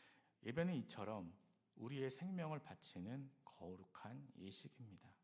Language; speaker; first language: Korean; native; Korean